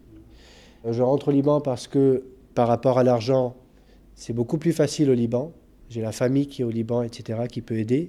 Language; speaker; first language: French; non-native, local second language; Arabic